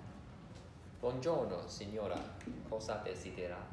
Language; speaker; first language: Italian; non-native, learner; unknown